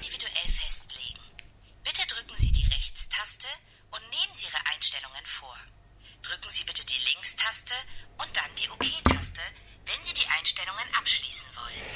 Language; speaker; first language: German; native; German